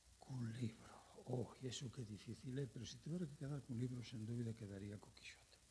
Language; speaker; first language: Galician; native; Galician